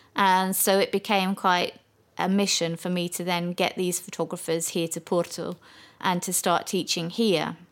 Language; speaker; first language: English; native; English